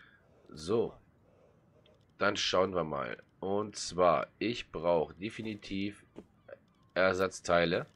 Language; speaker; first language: German; native; German